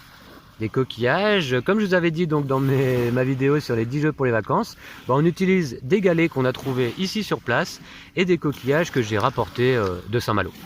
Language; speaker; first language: French; native; French